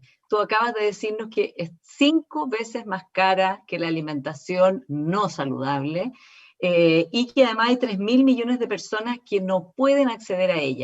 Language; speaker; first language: Spanish; native; Spanish